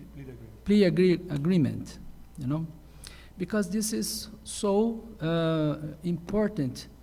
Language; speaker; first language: English; non-native, learner; Portuguese